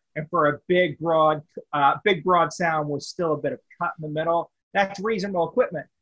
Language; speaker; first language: English; native; English